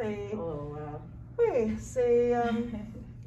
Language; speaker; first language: French; non-native, local second language; English